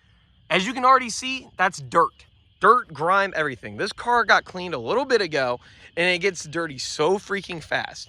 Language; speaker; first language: English; native; English